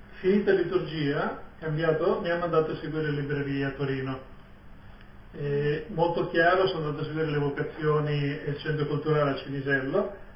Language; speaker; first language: Italian; native; Italian